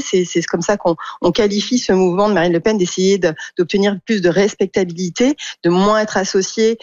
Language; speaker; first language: French; native; French